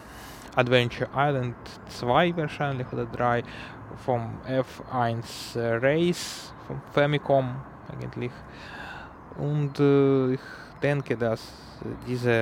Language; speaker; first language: German; non-native, learner; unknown